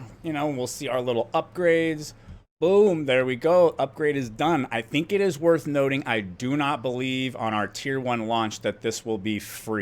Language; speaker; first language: English; native; English